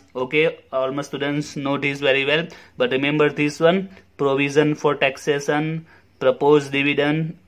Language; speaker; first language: English; non-native, local second language; Gujarati